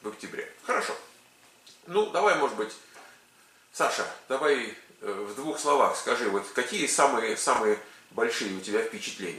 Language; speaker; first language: Russian; native; Russian